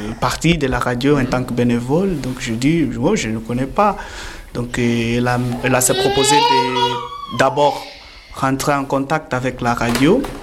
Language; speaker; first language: French; non-native, learner; Portuguese